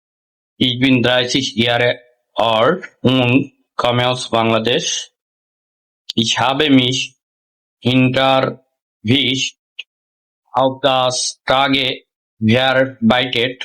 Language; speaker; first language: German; non-native, learner; Bangla